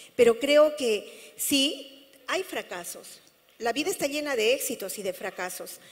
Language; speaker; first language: Spanish; native; Spanish